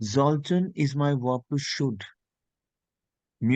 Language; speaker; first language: German; non-native, learner; Hindi